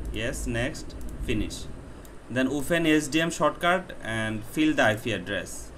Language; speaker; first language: English; non-native, local second language; Bangla